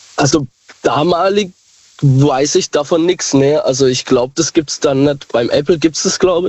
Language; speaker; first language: German; native; German